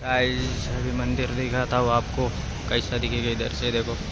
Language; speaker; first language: Hindi; non-native, local second language; Marathi